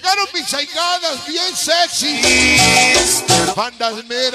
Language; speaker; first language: Spanish; native; Spanish